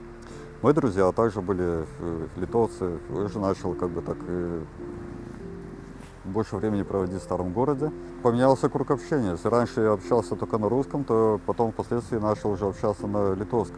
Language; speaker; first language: Russian; native; Russian